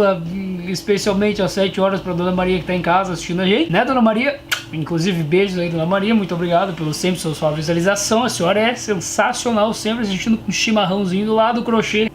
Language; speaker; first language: Portuguese; native; Portuguese